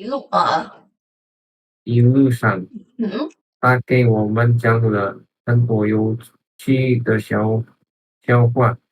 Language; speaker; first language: Chinese; non-native, learner; Indonesian